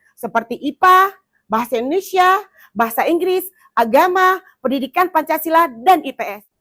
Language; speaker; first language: Indonesian; native; Indonesian